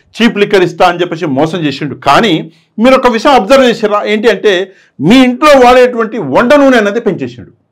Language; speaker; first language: Telugu; native; Telugu